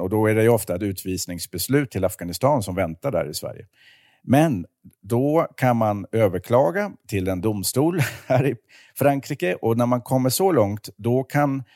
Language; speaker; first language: Swedish; native; Swedish